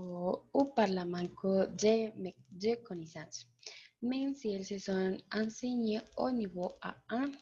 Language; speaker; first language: French; non-native, learner; Spanish